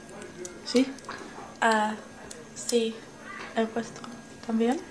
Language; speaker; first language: Spanish; non-native, learner; English